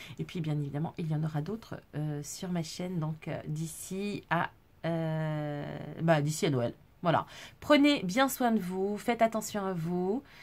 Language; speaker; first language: French; native; French